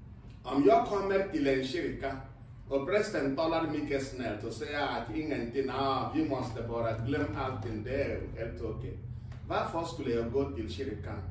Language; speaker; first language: Swedish; non-native, fluent; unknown